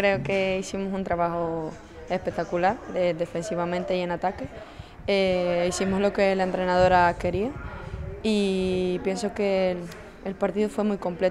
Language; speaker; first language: Spanish; native; Spanish